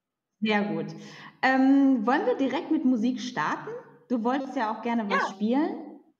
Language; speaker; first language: German; native; German